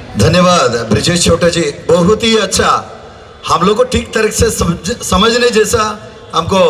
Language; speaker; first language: Hindi; non-native, local second language; Malayalam